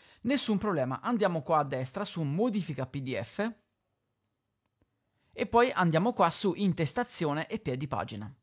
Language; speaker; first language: Italian; native; Italian